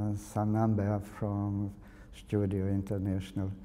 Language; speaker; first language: English; non-native, learner; Hungarian